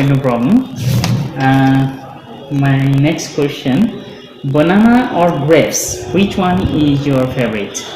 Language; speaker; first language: English; non-native, fluent; Bangla